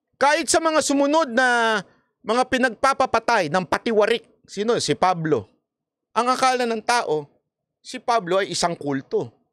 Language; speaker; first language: Filipino; native; Filipino